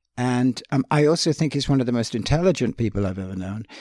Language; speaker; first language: English; native; English